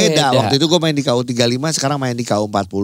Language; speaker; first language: Indonesian; native; Indonesian